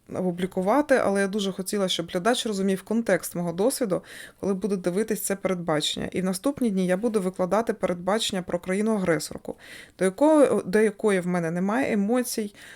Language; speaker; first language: Ukrainian; non-native, local second language; Russian